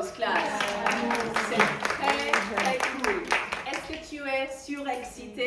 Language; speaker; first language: French; non-native, fluent; Spanish